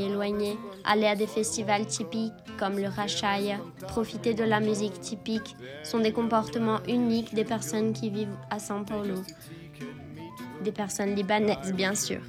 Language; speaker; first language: French; non-native, fluent; Portuguese